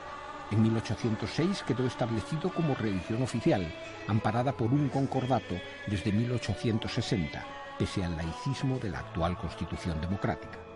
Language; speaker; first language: Spanish; native; Spanish